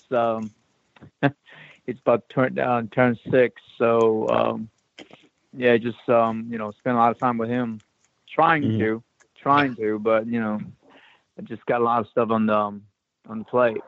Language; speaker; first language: English; non-native, local second language; Cantonese